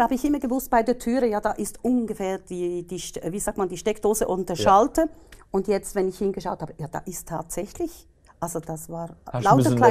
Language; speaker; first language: German; native; German